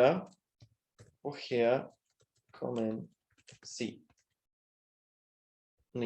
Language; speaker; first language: German; non-native, fluent; Spanish